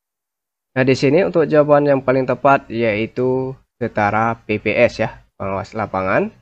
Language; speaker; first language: Indonesian; native; Indonesian